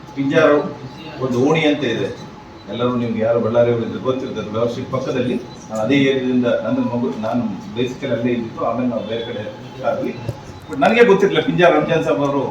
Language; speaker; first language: Kannada; native; Kannada